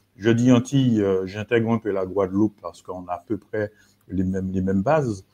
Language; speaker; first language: French; native; French